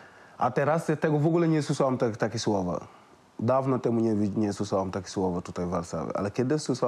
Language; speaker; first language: Polish; non-native, learner; Wolof